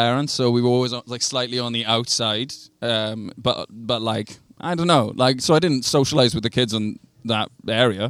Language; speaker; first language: English; native; English